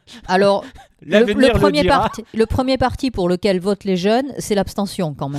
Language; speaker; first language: French; native; French